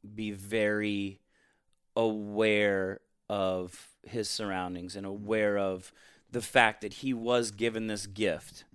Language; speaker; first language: English; native; English